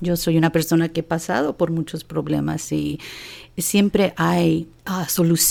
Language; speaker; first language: Spanish; early bilingual, heritage; Spanish